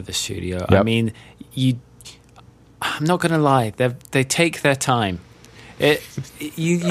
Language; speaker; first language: English; native; English